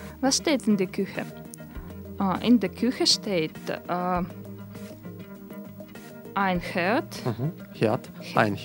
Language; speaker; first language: German; non-native, learner; Russian